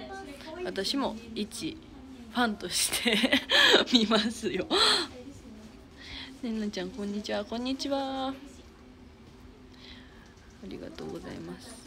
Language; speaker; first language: Japanese; native; Japanese